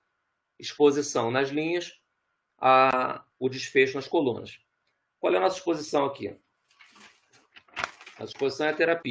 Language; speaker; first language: Portuguese; native; Portuguese